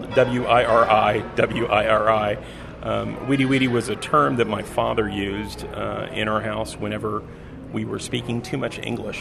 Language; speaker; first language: English; native; English